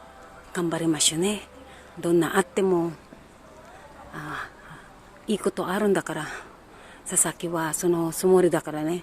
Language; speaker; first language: Japanese; non-native, learner; Filipino